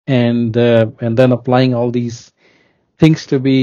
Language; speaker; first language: English; non-native, local second language; Hindi